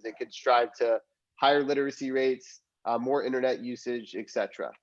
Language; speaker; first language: English; native; English